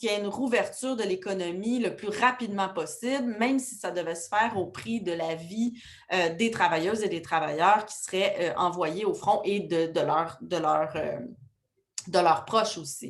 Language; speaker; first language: French; native; French